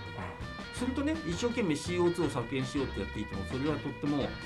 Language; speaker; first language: Japanese; native; Japanese